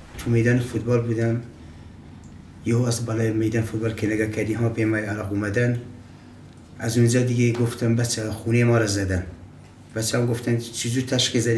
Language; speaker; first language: Persian; native; Persian